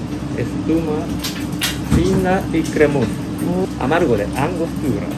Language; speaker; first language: Spanish; non-native, fluent; Japanese